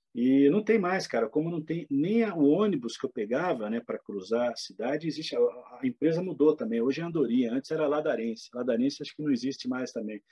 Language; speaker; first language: Portuguese; native; Portuguese